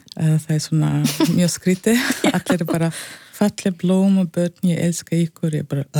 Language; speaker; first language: Icelandic; non-native, fluent; Russian